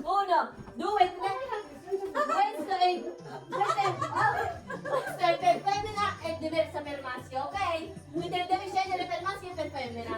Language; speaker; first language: Italian; non-native, learner; Filipino